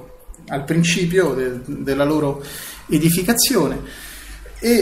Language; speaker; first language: Italian; native; Italian